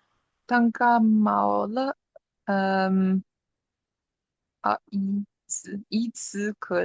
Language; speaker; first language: Chinese; non-native, learner; English